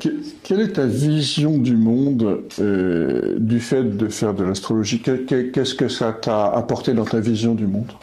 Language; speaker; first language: French; native; French